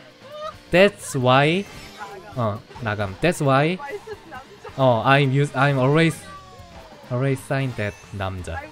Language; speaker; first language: English; non-native, learner; Korean